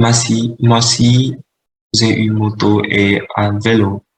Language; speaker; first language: French; non-native, learner; Vietnamese